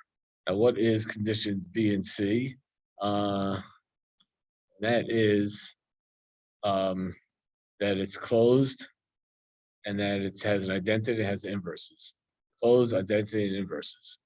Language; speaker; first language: English; native; English